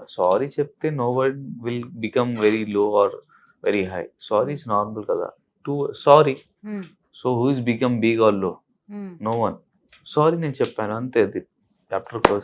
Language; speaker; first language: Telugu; non-native, local second language; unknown